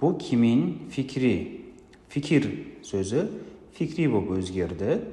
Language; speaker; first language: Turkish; non-native, fluent; Kazakh